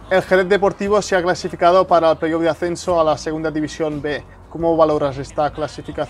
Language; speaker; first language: Spanish; native; Spanish